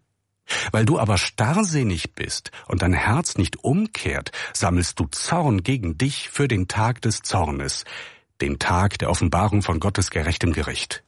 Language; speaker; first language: German; native; German